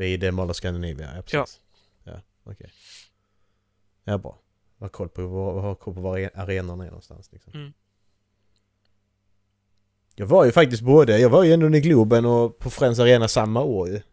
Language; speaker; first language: Swedish; native; Swedish